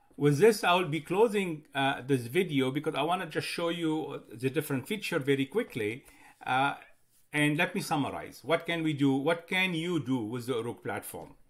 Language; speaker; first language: English; non-native, fluent; Arabic